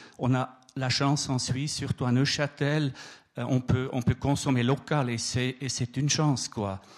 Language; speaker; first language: French; native; French